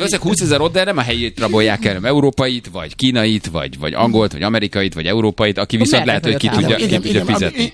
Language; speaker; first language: Hungarian; native; Hungarian